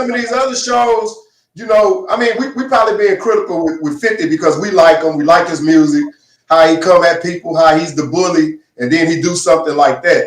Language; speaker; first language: English; native; English